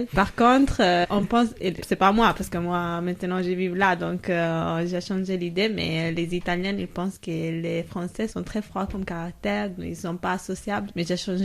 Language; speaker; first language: French; non-native, fluent; Italian